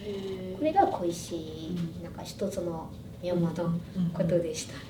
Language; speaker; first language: Japanese; non-native, fluent; Burmese